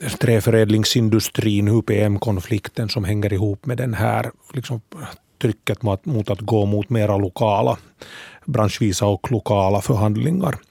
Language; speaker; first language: Swedish; native; Swedish